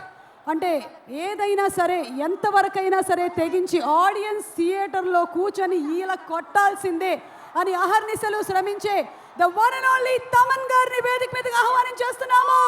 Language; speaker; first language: Telugu; native; Telugu